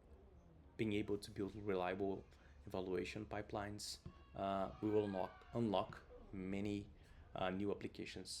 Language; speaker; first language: English; non-native, fluent; Portuguese